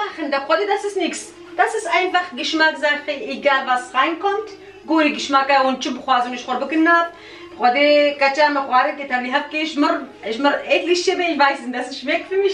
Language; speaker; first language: German; non-native, learner; Central Kurdish